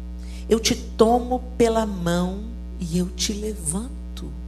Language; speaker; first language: Portuguese; native; Portuguese